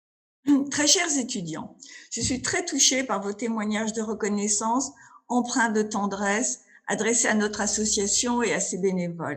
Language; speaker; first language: French; native; French